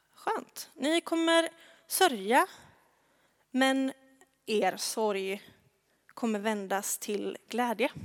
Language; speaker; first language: Swedish; native; Swedish